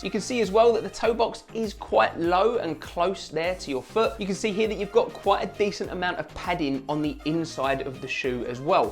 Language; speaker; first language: English; native; English